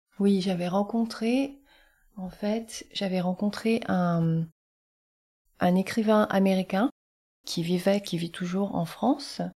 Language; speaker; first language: French; early bilingual, other home language; Vietnamese